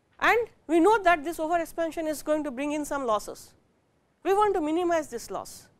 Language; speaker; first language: English; non-native, local second language; Bangla